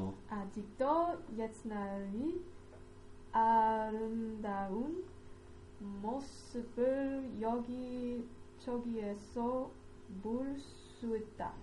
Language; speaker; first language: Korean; non-native, learner; English